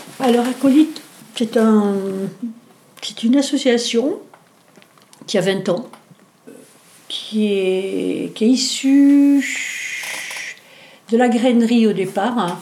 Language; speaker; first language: French; native; French